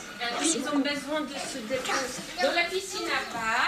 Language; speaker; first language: French; native; French